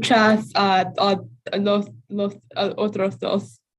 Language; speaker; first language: Spanish; non-native, learner; English